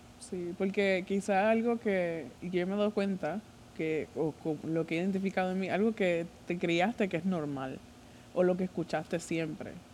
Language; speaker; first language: Spanish; native; Spanish